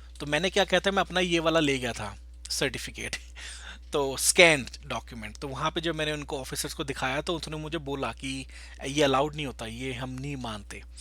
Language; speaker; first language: Hindi; native; Hindi